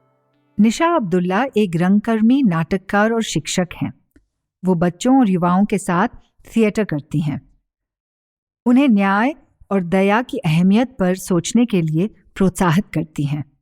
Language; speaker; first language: Hindi; native; Hindi